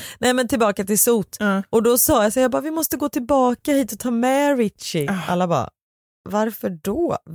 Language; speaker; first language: Swedish; native; Swedish